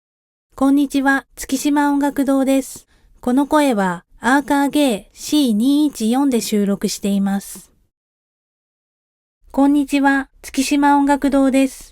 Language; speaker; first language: Japanese; native; Japanese